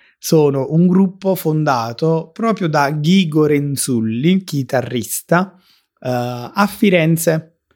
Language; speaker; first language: Italian; native; Italian